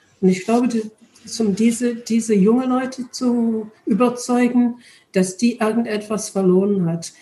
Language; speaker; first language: German; non-native, learner; English